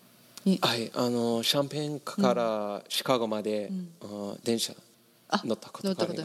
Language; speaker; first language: Japanese; non-native, learner; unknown